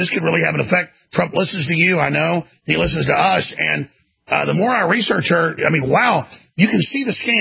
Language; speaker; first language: English; native; English